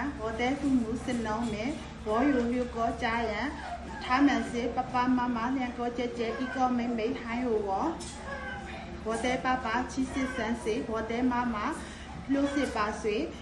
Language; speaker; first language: Chinese; non-native, learner; Burmese